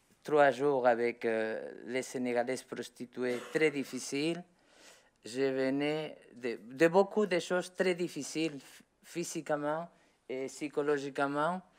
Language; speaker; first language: French; non-native, learner; Spanish